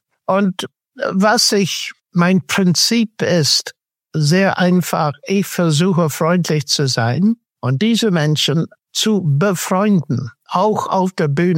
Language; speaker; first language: German; non-native, fluent; English